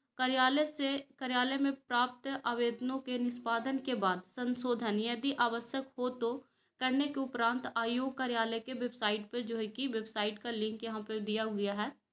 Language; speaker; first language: Hindi; native; Hindi